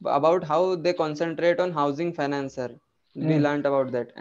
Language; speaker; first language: English; non-native, local second language; Hindi